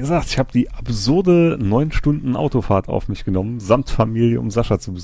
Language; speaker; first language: German; native; German